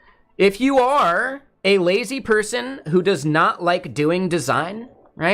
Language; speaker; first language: English; native; English